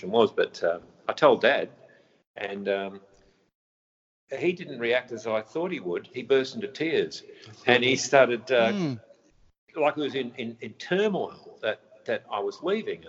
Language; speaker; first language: English; native; English